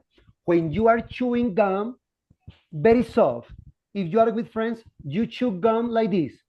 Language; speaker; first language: English; non-native, fluent; Spanish